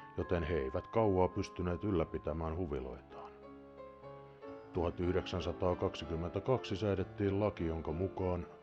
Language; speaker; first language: Finnish; native; Finnish